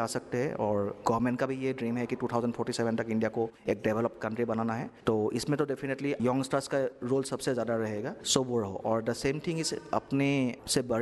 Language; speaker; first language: Hindi; native; Hindi